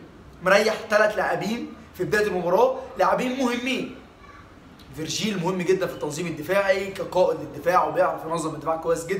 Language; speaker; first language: Arabic; native; Arabic